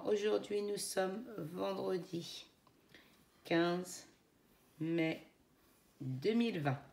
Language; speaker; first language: French; native; French